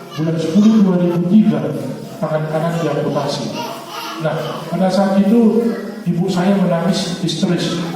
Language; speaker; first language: Indonesian; non-native, local second language; Batak Toba